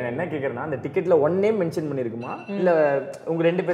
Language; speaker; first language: Tamil; native; Tamil